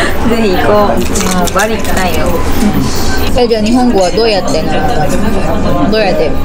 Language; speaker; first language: Japanese; native; Japanese